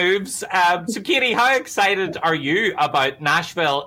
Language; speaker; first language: English; native; English